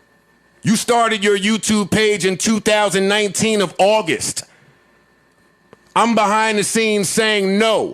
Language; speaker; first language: English; native; English